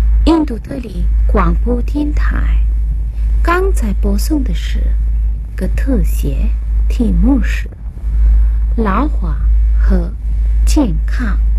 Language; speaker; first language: Chinese; non-native, fluent; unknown